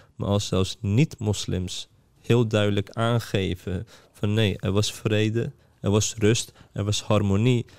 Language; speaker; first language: Dutch; early bilingual, other home language; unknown